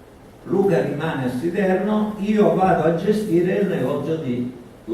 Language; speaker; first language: Italian; native; Italian